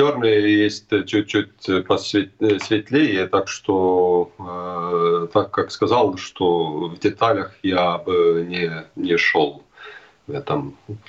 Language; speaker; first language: Russian; non-native, fluent; Estonian